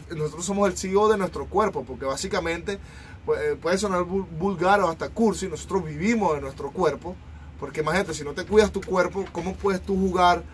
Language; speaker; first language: Spanish; native; Spanish